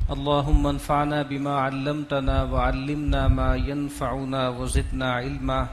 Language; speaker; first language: Urdu; non-native, local second language; Punjabi